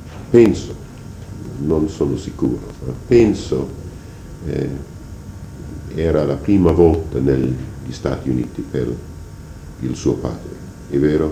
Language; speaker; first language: Italian; non-native, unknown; English